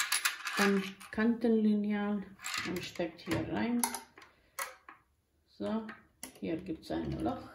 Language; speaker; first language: German; non-native, learner; Croatian